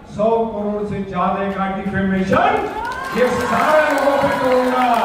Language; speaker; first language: Hindi; non-native, local second language; Marathi